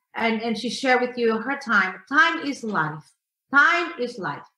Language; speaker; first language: English; non-native, fluent; Indonesian